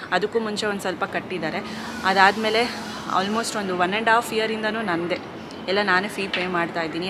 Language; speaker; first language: Kannada; non-native, local second language; Telugu